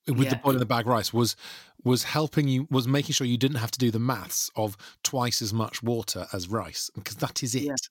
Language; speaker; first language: English; native; English